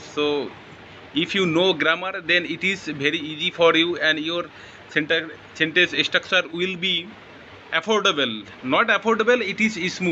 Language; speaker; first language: English; non-native, learner; Bangla